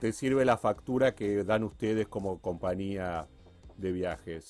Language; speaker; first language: Spanish; native; Spanish